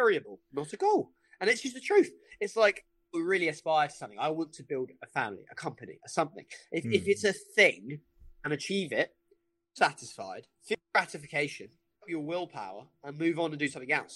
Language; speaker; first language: English; native; English